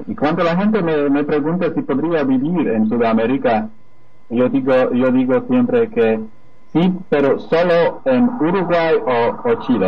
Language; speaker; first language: Spanish; non-native, fluent; Polish